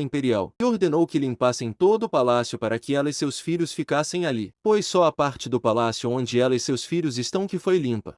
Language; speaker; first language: Portuguese; native; Portuguese